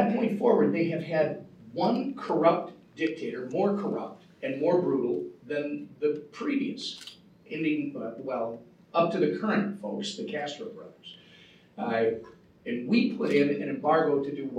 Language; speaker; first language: English; native; English